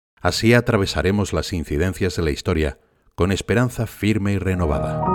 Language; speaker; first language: Spanish; native; Spanish